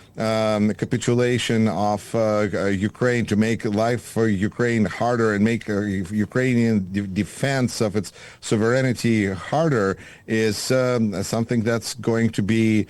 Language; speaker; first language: English; non-native, fluent; Russian